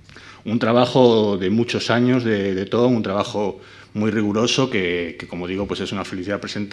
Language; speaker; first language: Spanish; native; Spanish